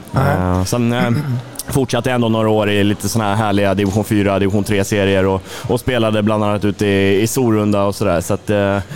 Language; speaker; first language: Swedish; native; Swedish